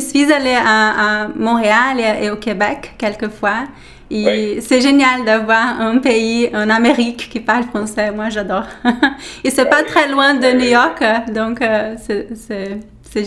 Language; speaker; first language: French; non-native, fluent; Portuguese